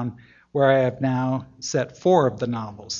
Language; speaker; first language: English; native; English